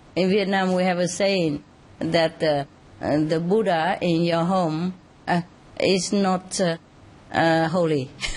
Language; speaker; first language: English; non-native, fluent; Vietnamese